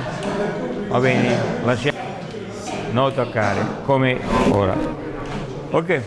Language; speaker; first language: Italian; non-native, learner; Russian